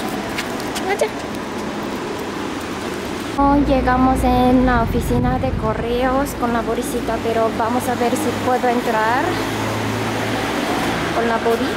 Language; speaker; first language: Spanish; non-native, fluent; Korean